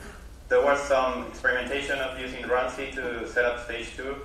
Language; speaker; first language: English; non-native, fluent; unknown